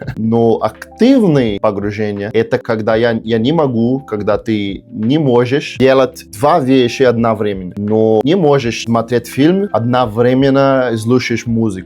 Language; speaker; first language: Russian; non-native, learner; Portuguese